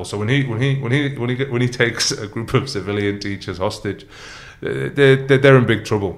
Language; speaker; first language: English; early bilingual, other home language; Arabic